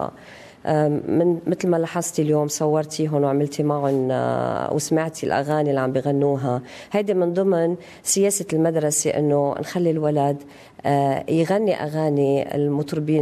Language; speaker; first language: Arabic; native; Arabic